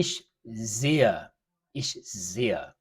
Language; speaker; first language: German; early bilingual, heritage; English